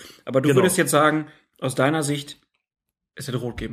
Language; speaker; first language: German; native; German